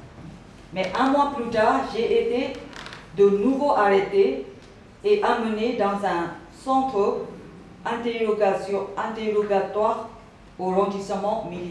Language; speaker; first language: French; non-native, learner; Burmese